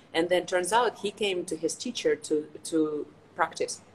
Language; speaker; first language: English; non-native, fluent; Ukrainian